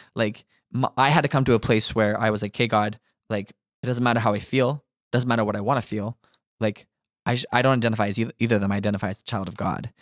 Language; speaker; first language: English; native; English